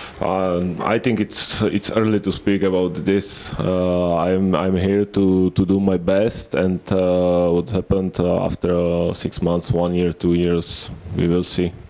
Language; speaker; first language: English; non-native, fluent; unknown